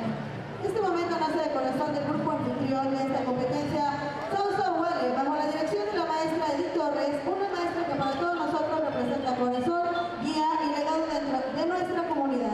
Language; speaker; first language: Spanish; native; Spanish